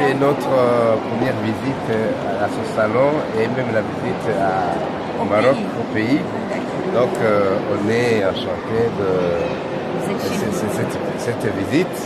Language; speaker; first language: French; non-native, local second language; Rundi